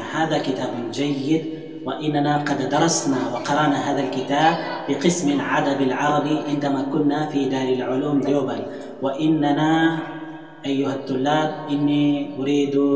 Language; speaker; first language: Arabic; non-native, fluent; Urdu